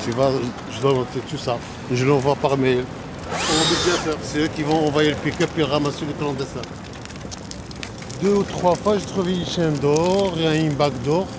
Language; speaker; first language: French; native; French